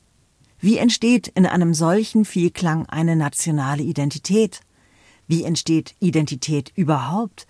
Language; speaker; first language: German; native; German